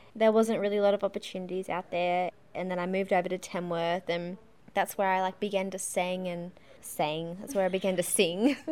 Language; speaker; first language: English; native; English